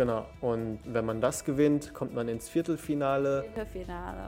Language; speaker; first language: German; early bilingual, other home language; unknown